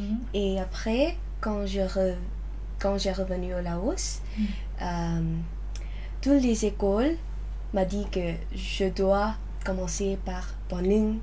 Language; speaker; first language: French; non-native, learner; Lao